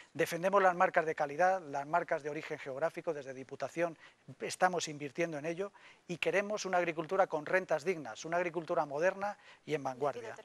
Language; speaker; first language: Spanish; native; Spanish